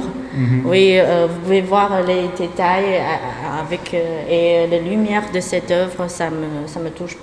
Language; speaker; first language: French; non-native, fluent; Chinese